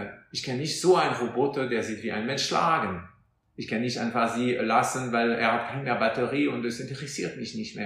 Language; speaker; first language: German; non-native, fluent; French